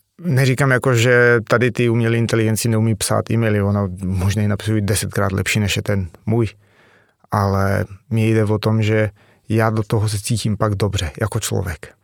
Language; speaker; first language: Czech; non-native, fluent; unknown